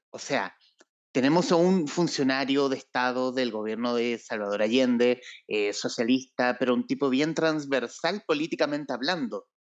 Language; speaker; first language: Spanish; native; Spanish